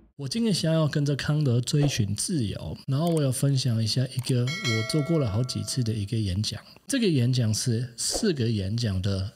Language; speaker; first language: Chinese; non-native, fluent; German